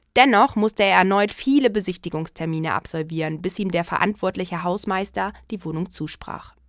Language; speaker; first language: German; native; German